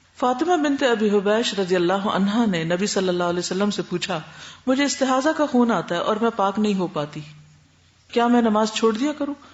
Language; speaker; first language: Urdu; native; Urdu